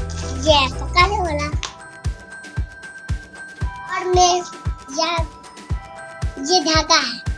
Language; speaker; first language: Hindi; native; Hindi